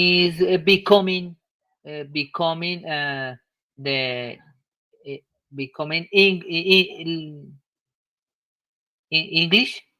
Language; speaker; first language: English; non-native, learner; Spanish